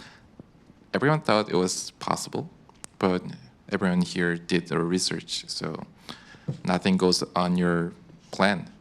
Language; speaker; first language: English; non-native, fluent; Korean